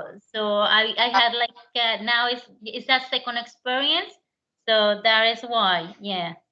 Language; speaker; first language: English; non-native, learner; Spanish